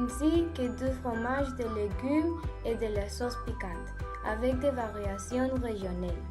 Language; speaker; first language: French; non-native, learner; Spanish